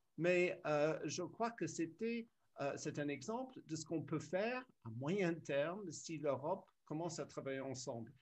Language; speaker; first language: French; early bilingual, other home language; English